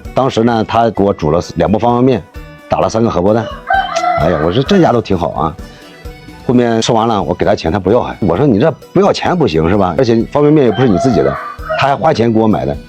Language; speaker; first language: Chinese; native; Chinese